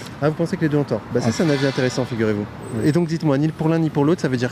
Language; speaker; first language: French; native; French